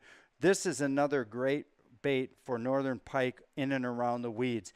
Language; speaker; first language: English; native; English